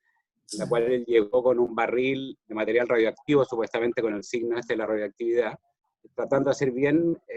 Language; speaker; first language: Spanish; native; Spanish